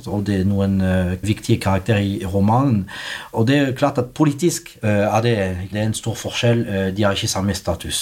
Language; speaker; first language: Norwegian; non-native, fluent; French